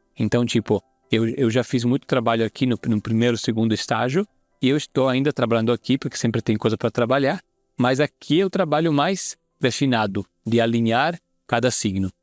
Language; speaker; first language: Portuguese; non-native, fluent; Italian